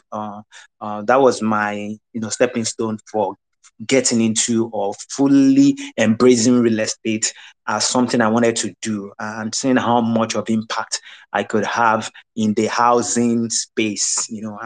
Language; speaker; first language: English; non-native, local second language; Yoruba